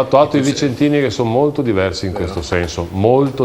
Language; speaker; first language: Italian; native; Italian